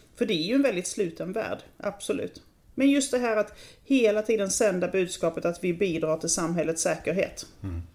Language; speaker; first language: Swedish; native; Swedish